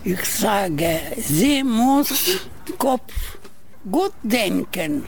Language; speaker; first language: German; non-native, learner; Russian